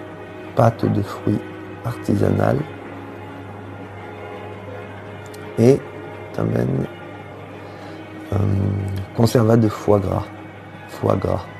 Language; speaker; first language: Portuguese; non-native, fluent; French